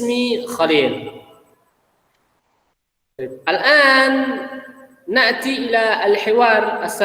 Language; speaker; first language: Arabic; non-native, fluent; Indonesian